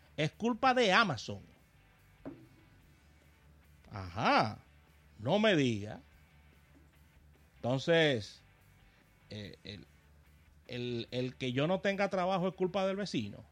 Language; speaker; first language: Spanish; native; Spanish